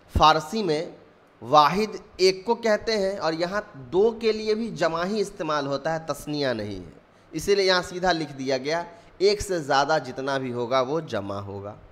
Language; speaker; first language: Urdu; native; Urdu